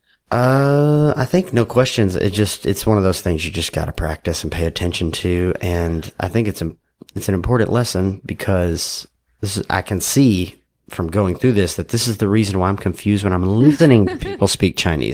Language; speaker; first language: English; native; English